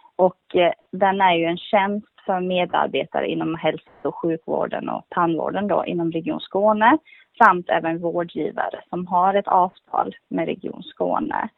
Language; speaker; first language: Swedish; early bilingual, other home language; Kurdish